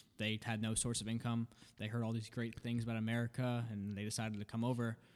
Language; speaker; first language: English; native; English